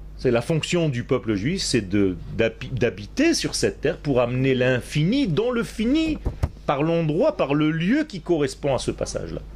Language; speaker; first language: French; non-native, fluent; Hebrew